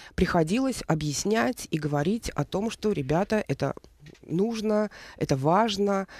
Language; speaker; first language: Russian; native; Russian